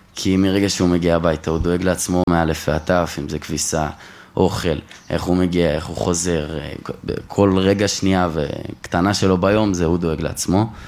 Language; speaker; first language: Hebrew; native; Hebrew